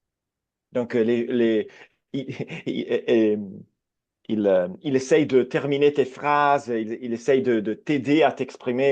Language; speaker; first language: French; non-native, fluent; Italian